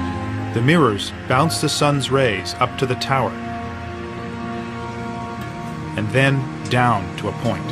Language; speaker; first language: English; native; English